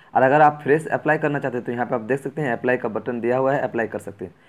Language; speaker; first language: Hindi; native; Hindi